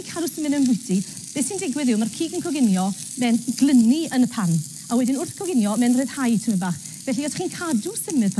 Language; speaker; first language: Welsh; native; Welsh